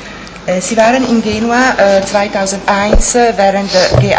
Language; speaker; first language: German; non-native, fluent; Italian